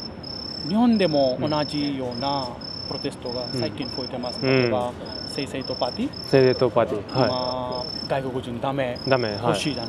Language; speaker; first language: Japanese; non-native, learner; Hindi